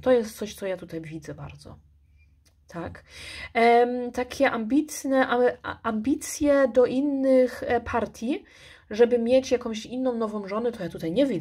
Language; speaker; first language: Polish; early bilingual, heritage; Polish